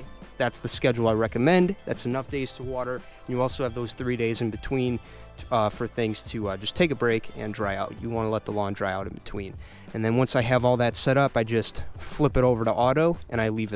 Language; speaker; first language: English; native; English